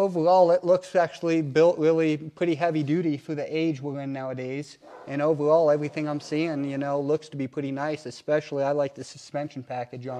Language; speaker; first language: English; native; English